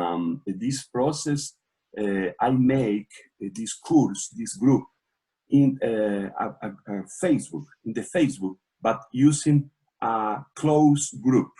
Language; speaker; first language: English; non-native, learner; Portuguese